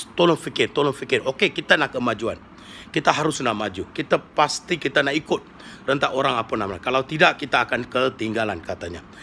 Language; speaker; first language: Malay; non-native, local second language; Tamil